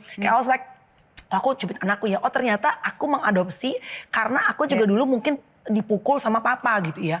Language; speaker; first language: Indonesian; native; Indonesian